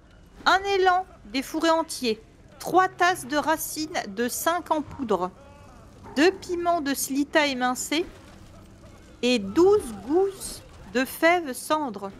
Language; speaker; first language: French; native; French